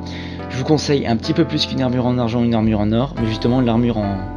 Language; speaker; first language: French; native; French